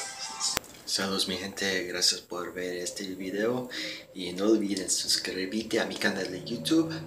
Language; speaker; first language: Spanish; early bilingual, heritage; Spanish